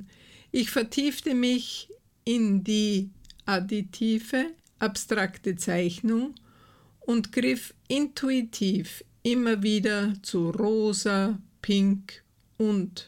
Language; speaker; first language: German; native; German